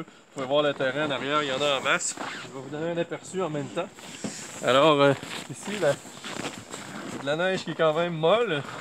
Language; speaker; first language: French; native; French